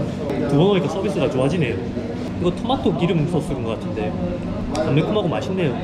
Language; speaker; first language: Korean; native; Korean